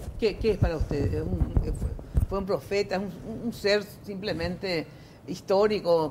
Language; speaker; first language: Spanish; native; Spanish